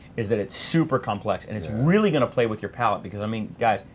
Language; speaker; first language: English; native; English